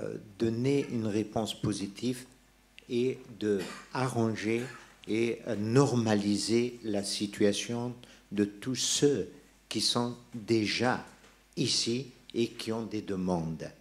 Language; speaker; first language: French; non-native, local second language; Persian